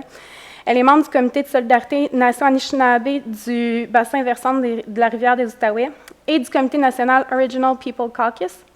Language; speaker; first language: French; native; French